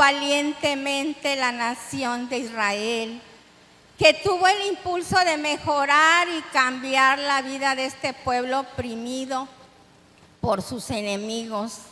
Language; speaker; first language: Spanish; native; Spanish